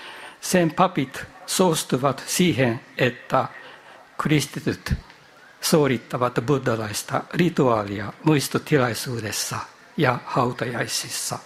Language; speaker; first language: Finnish; non-native, fluent; Japanese